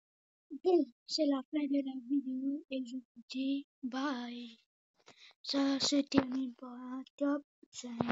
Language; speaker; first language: French; non-native, local second language; Morisyen